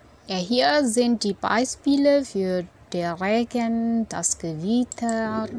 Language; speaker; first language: German; non-native, fluent; Indonesian